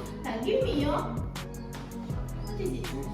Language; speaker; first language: English; non-native, learner; Kazakh